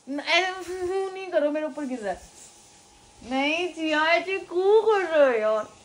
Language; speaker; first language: Hindi; native; Hindi